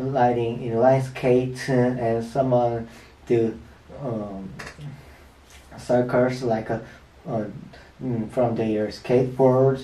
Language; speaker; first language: English; non-native, learner; Korean